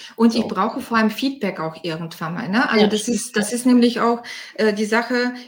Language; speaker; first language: German; non-native, fluent; Bulgarian